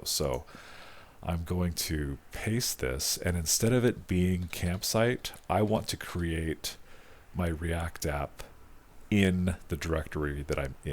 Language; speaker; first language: English; native; English